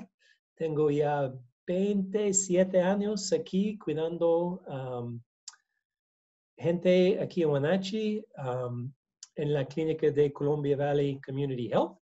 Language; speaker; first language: Spanish; non-native, learner; English